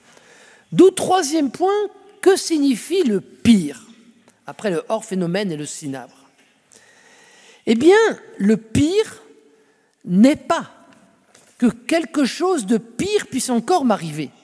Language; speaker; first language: French; native; French